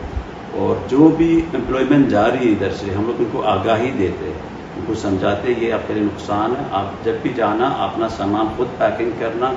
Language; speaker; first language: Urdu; non-native, fluent; Arabic